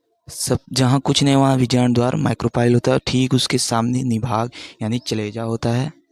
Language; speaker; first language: Hindi; native; Hindi